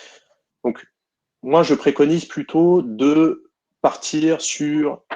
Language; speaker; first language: French; native; French